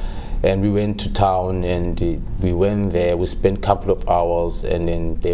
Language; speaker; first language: English; non-native, local second language; Xhosa